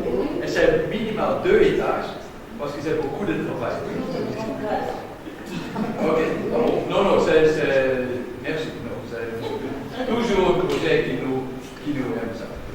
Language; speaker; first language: French; non-native, learner; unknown